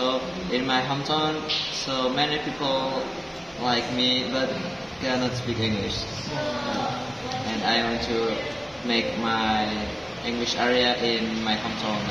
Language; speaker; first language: English; non-native, learner; Indonesian